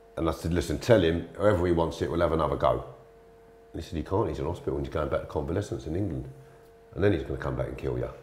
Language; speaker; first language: English; native; English